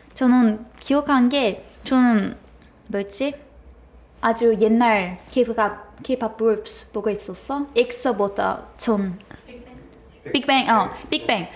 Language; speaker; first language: Korean; non-native, fluent; Turkish